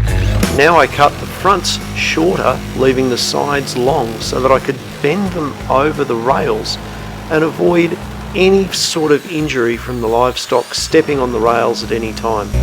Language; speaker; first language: English; native; English